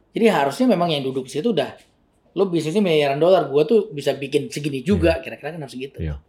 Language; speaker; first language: Indonesian; native; Indonesian